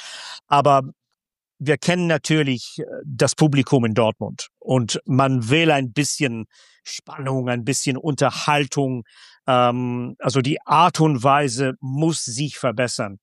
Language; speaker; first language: German; non-native, fluent; English